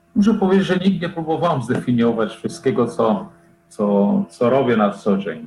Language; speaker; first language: Polish; non-native, fluent; Portuguese